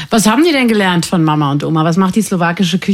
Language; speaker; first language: German; native; German